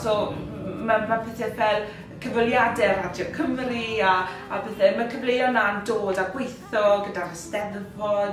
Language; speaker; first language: Welsh; native; Welsh